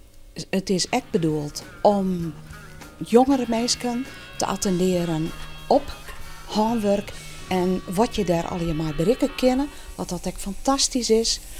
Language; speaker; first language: Dutch; non-native, local second language; Western Frisian